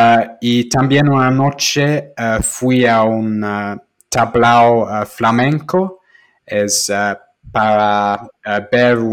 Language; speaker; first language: Spanish; non-native, fluent; English